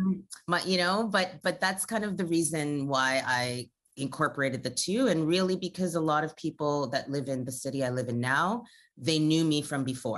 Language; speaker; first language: English; native; English